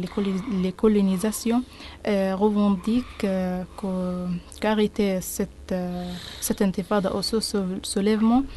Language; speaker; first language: French; non-native, learner; Arabic